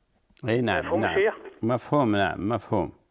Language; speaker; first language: Arabic; native; Arabic